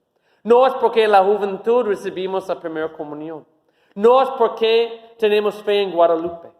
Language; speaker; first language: Spanish; non-native, fluent; English